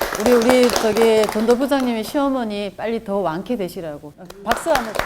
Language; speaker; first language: Korean; native; Korean